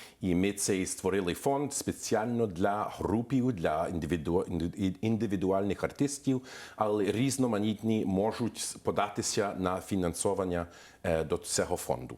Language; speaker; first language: Ukrainian; early bilingual, heritage; Ukrainian